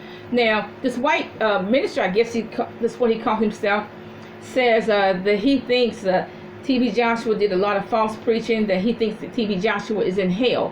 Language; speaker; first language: English; native; English